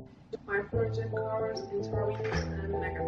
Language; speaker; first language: English; non-native, fluent; Turkish